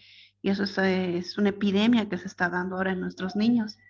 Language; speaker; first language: Spanish; native; Spanish